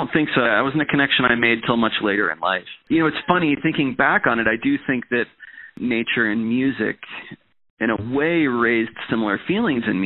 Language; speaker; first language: English; native; English